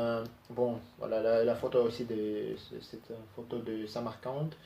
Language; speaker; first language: French; non-native, learner; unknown